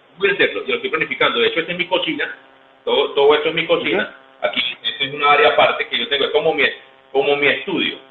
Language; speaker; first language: Spanish; native; Spanish